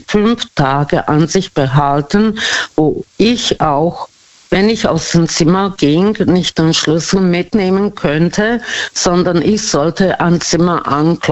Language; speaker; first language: German; non-native, fluent; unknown